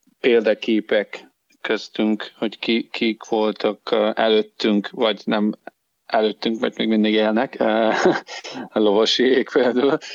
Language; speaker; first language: Hungarian; non-native, learner; English